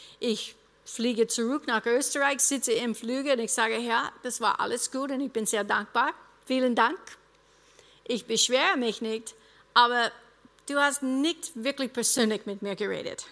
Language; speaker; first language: German; non-native, fluent; English